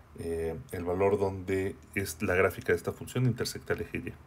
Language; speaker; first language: Spanish; native; Spanish